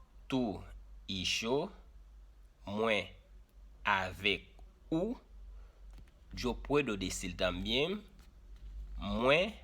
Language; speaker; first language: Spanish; non-native, fluent; Haitian Creole